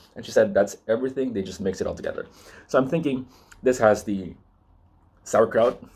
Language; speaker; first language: English; non-native, local second language; Cebuano